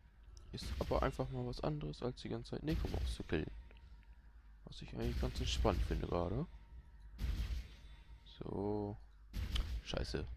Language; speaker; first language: German; native; German